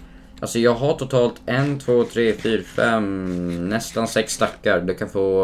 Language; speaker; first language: Swedish; native; Swedish